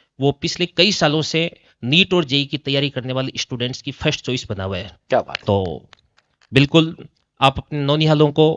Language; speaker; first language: Hindi; native; Hindi